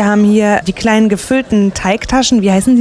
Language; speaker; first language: German; native; German